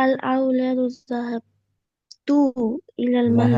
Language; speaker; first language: Arabic; non-native, learner; Bangla